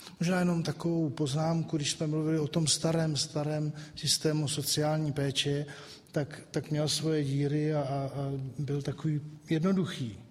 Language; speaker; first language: Czech; native; Czech